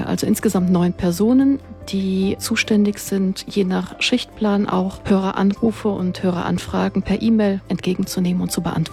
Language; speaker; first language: German; native; German